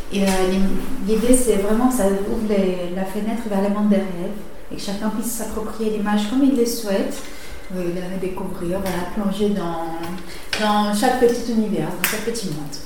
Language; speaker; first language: French; non-native, fluent; Portuguese